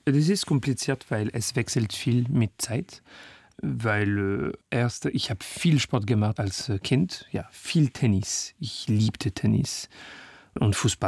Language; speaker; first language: German; non-native, fluent; French